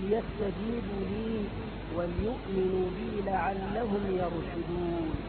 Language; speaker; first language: Arabic; native; Arabic